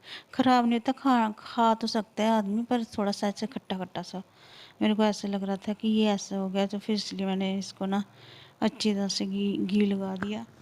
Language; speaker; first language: Hindi; non-native, local second language; Punjabi